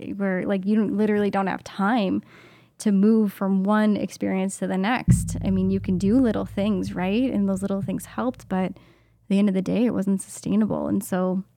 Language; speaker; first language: English; native; English